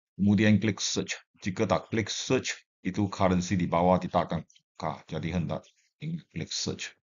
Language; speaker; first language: Malay; non-native, local second language; Chinese